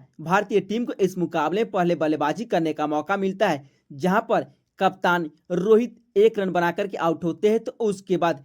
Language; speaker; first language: Hindi; native; Hindi